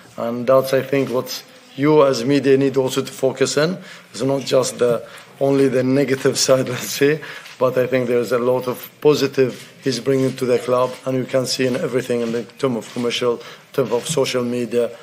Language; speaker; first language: English; non-native, fluent; Arabic